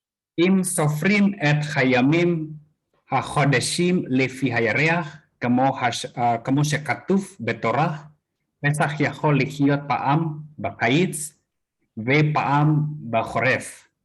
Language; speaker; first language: Hebrew; non-native, learner; Indonesian